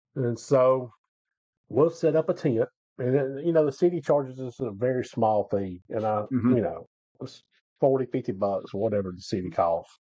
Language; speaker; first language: English; native; English